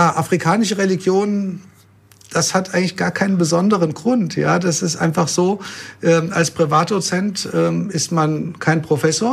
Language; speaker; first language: German; native; German